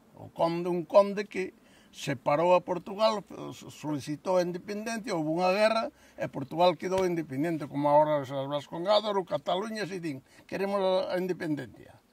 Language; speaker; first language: Galician; native; Galician